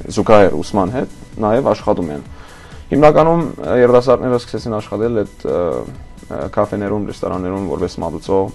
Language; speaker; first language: Armenian; early bilingual, heritage; Armenian